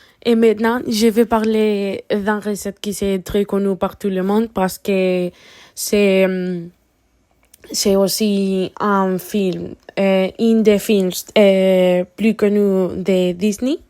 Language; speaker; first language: French; non-native, learner; Spanish